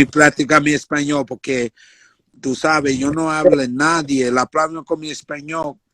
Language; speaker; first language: Spanish; early bilingual, other home language; English